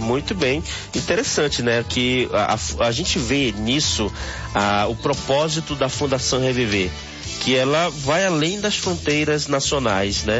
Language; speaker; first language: Portuguese; native; Portuguese